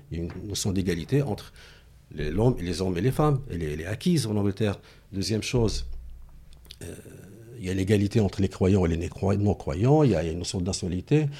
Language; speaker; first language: French; non-native, local second language; Arabic